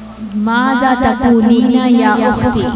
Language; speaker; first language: Arabic; non-native, learner; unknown